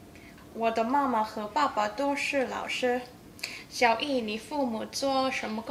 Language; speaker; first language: Chinese; non-native, learner; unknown